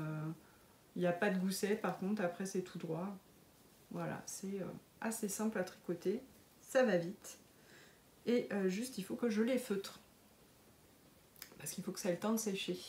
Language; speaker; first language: French; native; French